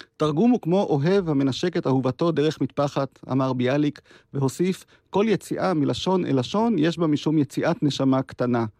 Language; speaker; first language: Hebrew; native; Hebrew